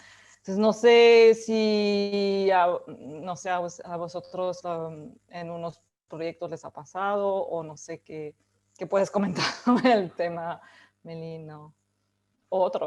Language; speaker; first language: Spanish; native; Spanish